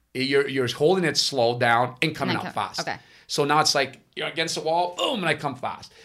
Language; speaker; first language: English; non-native, fluent; Italian